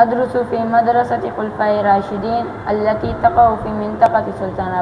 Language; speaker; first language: Arabic; non-native, learner; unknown